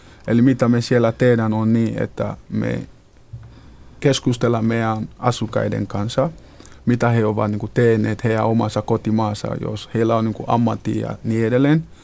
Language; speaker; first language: Finnish; non-native, fluent; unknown